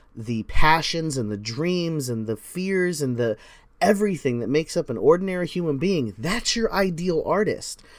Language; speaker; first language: English; native; English